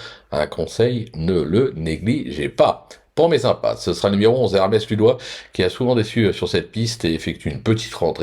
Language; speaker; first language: French; native; French